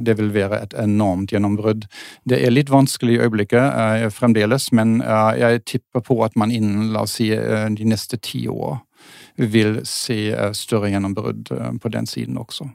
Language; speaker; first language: Norwegian; non-native, fluent; German